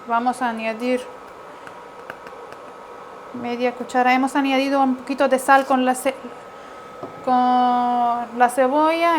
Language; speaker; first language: Spanish; non-native, fluent; Arabic